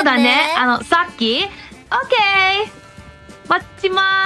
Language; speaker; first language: Japanese; non-native, learner; English